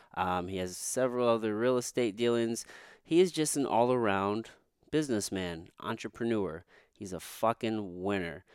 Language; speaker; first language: English; native; English